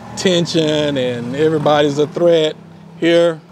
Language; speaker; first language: English; native; English